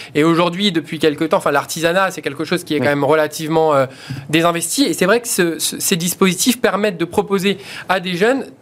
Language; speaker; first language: French; native; French